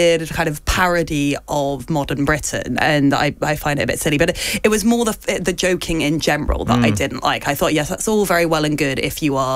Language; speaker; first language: English; native; English